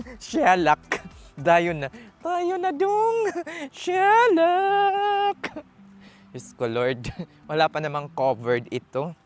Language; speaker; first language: Filipino; native; Filipino